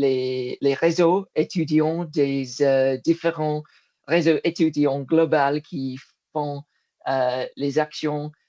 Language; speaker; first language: French; non-native, learner; English